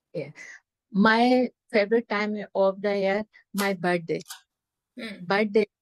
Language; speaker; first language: English; non-native, local second language; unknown